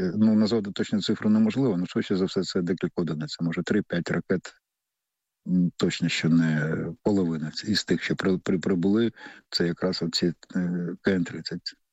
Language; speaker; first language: Ukrainian; native; Ukrainian